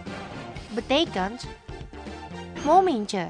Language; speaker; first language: Dutch; non-native, fluent; Indonesian